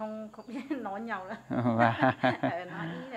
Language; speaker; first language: Vietnamese; non-native, local second language; Hmong